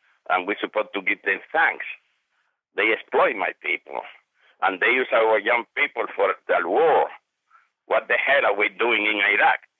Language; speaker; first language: English; non-native, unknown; Spanish